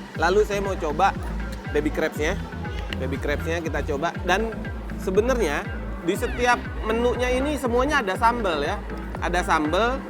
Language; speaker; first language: Indonesian; native; Indonesian